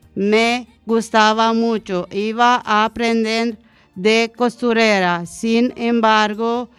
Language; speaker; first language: Spanish; non-native, learner; Romanian